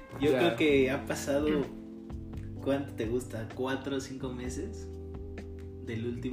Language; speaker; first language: Spanish; native; Spanish